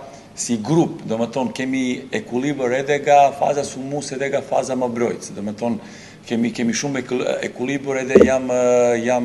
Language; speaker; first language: Albanian; non-native, learner; Serbian